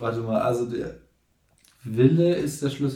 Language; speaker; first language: German; native; German